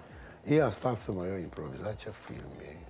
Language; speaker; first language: Russian; non-native, local second language; Armenian